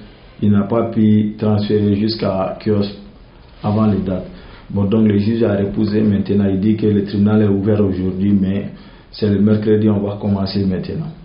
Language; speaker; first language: French; non-native, local second language; Bambara